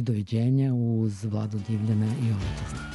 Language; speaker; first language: Serbian; native; Serbian